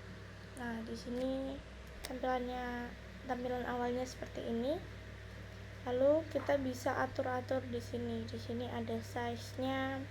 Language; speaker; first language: Indonesian; native; Indonesian